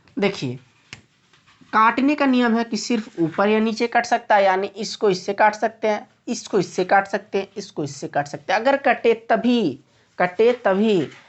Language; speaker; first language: Hindi; native; Hindi